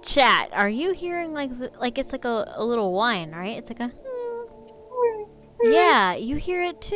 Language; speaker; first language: English; native; English